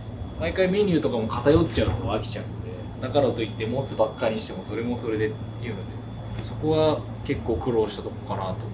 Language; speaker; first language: Japanese; native; Japanese